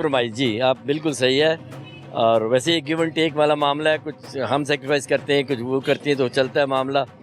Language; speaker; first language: Urdu; non-native, local second language; Punjabi